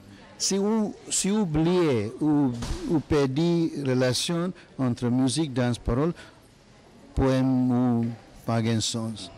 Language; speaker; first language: Haitian Creole; non-native, learner; English